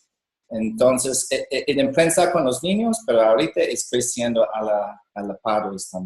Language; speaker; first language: Spanish; non-native, learner; English